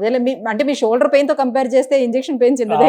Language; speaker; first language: Telugu; native; Telugu